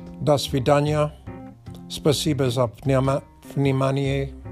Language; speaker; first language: Russian; non-native, learner; English